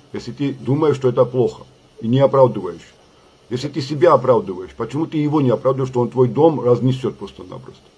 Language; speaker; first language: Russian; non-native, local second language; Georgian